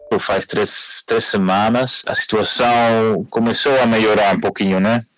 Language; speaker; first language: Portuguese; non-native, fluent; Dutch